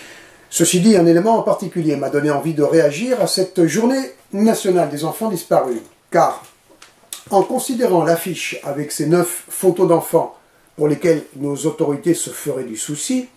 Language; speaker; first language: French; native; French